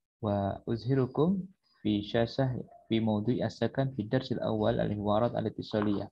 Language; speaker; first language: Arabic; non-native, fluent; Indonesian